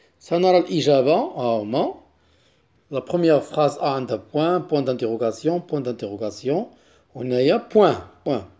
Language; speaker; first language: French; non-native, local second language; Arabic